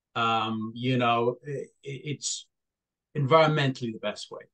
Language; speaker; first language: English; native; English